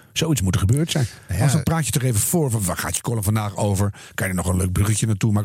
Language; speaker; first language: Dutch; native; Dutch